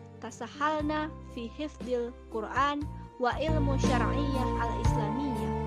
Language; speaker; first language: Arabic; non-native, learner; Indonesian